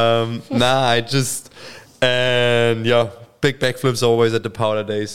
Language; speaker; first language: English; non-native, fluent; German